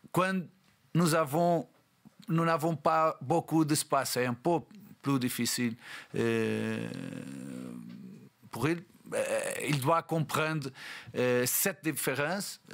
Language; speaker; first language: French; non-native, learner; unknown